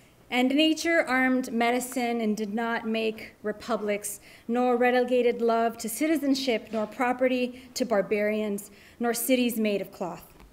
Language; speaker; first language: English; early bilingual, other home language; Spanish